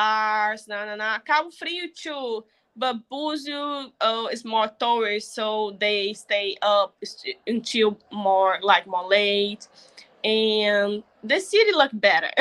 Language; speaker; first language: English; non-native, learner; Portuguese